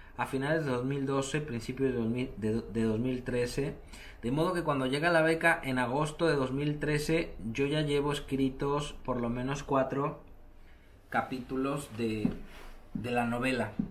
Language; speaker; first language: Spanish; native; Spanish